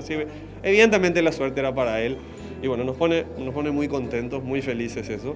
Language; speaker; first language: Spanish; native; Spanish